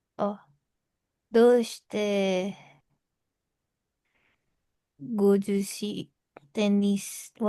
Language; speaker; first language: Japanese; non-native, learner; Indonesian